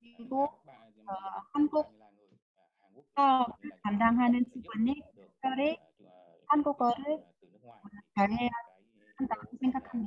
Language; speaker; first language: Korean; non-native, fluent; Vietnamese